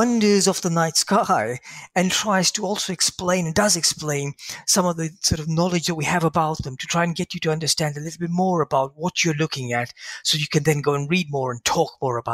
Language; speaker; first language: English; native; English